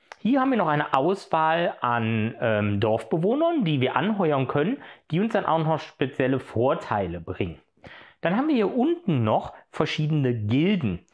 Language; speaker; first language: German; native; German